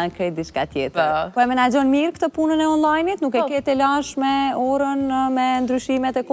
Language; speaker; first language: Albanian; native; Albanian